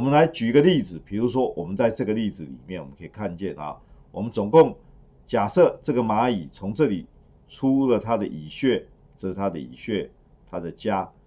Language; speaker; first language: Chinese; native; Chinese